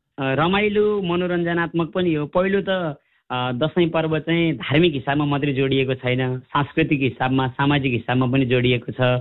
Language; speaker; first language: Nepali; native; Nepali